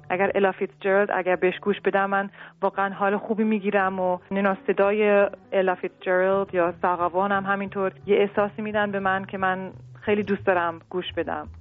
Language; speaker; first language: Persian; early bilingual, heritage; Persian